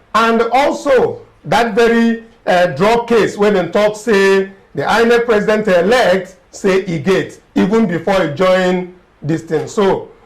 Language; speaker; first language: Nigerian Pidgin; native; Nigerian Pidgin